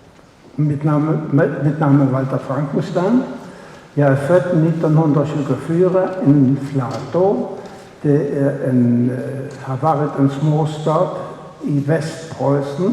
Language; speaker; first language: Swedish; non-native, fluent; German